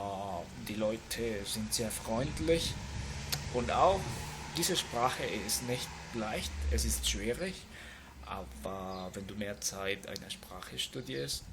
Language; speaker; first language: German; non-native, learner; Spanish